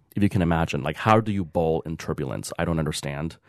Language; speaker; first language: English; early bilingual, other home language; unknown